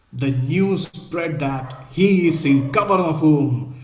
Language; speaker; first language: English; non-native, local second language; Malayalam